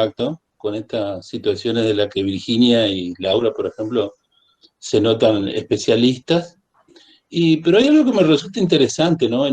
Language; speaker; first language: Spanish; native; Spanish